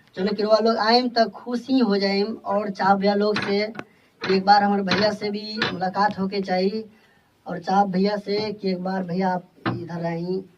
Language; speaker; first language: Bhojpuri; non-native, local second language; Maithili